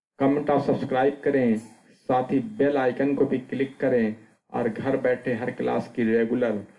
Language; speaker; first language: Hindi; native; Hindi